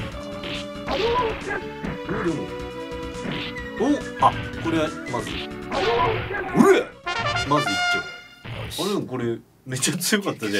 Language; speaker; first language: Japanese; native; Japanese